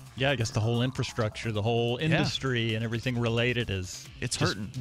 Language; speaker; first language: English; native; English